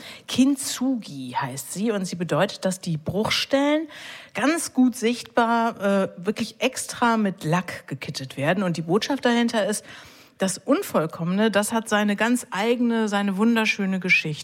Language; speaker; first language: German; native; German